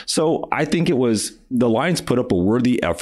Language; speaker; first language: English; native; English